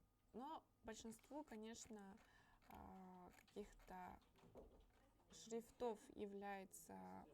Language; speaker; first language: Russian; native; Russian